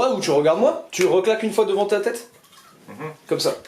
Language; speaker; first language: French; native; French